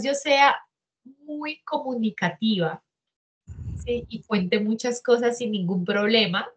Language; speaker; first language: Spanish; native; Spanish